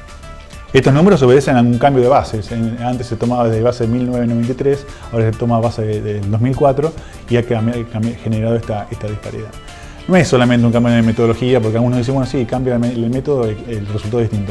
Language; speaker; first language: Spanish; native; Spanish